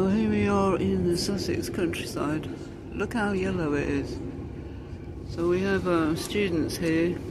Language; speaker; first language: English; native; English